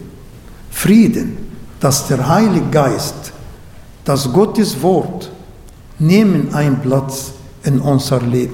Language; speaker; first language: German; non-native, learner; Arabic